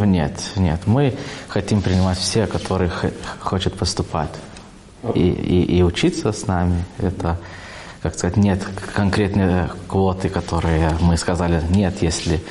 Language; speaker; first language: Russian; non-native, fluent; Lithuanian